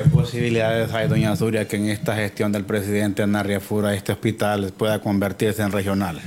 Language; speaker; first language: Spanish; native; Spanish